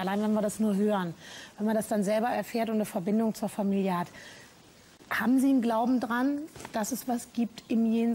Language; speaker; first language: German; native; German